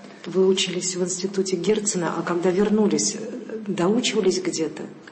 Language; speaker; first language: Russian; native; Russian